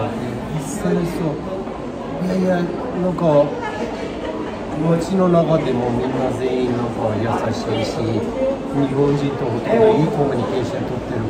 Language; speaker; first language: Japanese; non-native, fluent; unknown